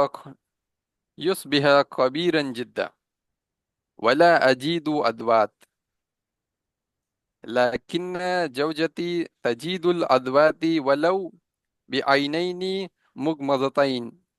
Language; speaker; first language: Arabic; non-native, learner; Urdu